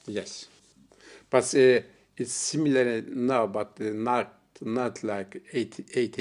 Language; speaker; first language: English; non-native, learner; Turkish